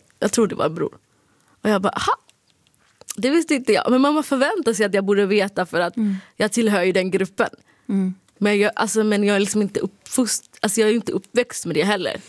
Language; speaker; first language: Swedish; early bilingual, other home language; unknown